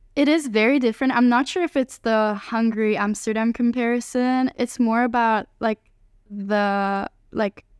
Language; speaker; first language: English; non-native, fluent; Hungarian